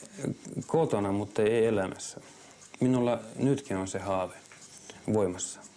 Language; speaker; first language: Finnish; non-native, fluent; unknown